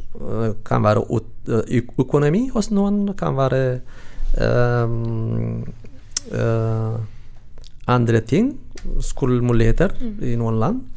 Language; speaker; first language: Norwegian; non-native, fluent; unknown